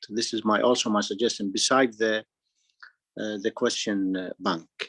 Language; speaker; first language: English; non-native, fluent; Arabic